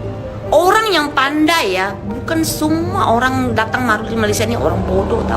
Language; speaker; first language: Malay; non-native, fluent; Indonesian